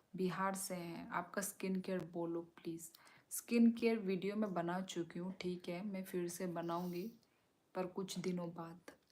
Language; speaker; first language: Hindi; non-native, local second language; Kok Borok